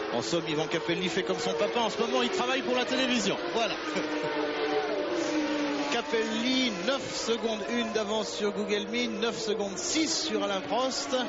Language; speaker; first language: French; native; French